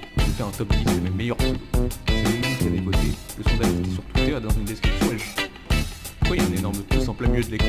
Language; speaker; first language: French; native; French